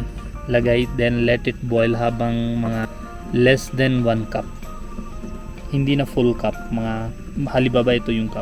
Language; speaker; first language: Filipino; non-native, learner; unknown